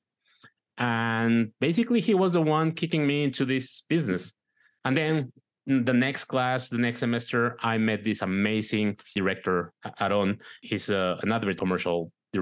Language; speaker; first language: English; non-native, fluent; Spanish